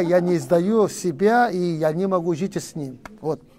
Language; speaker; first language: Russian; non-native, learner; Korean